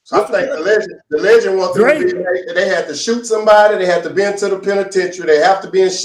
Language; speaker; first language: English; native; English